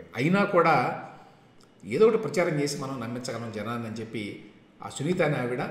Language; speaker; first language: Telugu; native; Telugu